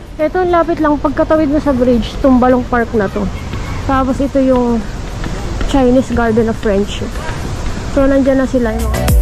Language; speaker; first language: Filipino; native; Filipino